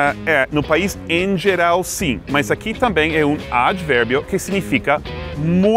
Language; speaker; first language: Portuguese; non-native, fluent; English